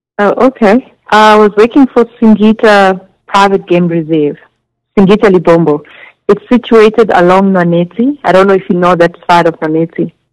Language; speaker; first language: English; non-native, local second language; Zulu